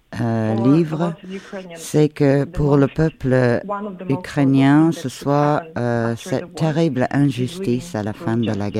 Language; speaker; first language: French; non-native, fluent; Ukrainian